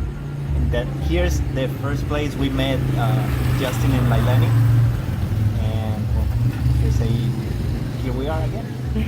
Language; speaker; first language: English; non-native, fluent; Spanish